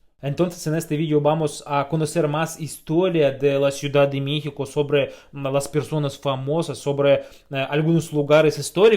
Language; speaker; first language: Spanish; non-native, fluent; Russian